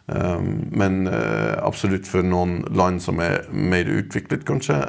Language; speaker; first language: Norwegian; non-native, fluent; English